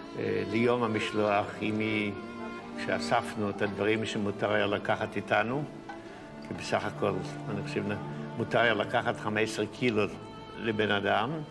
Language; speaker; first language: Hebrew; non-native, fluent; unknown